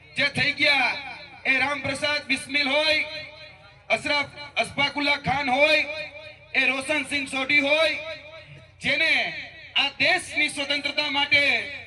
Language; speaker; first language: Gujarati; native; Gujarati